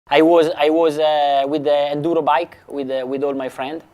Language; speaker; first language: English; non-native, fluent; Italian